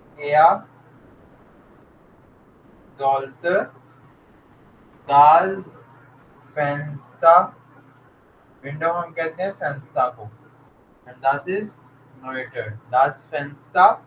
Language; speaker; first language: German; non-native, learner; Urdu